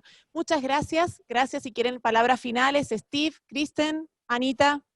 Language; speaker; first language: Spanish; native; Spanish